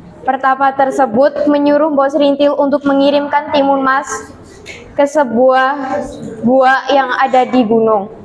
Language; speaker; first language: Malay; non-native, local second language; Javanese